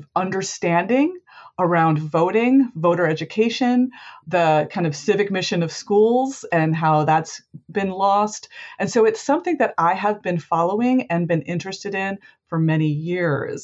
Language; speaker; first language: English; native; English